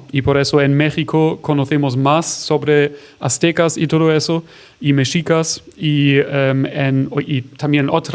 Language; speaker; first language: Spanish; non-native, fluent; German